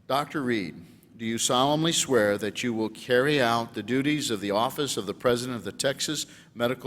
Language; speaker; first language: English; native; English